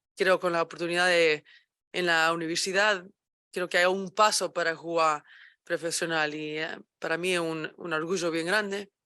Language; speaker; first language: Spanish; early bilingual, heritage; Spanish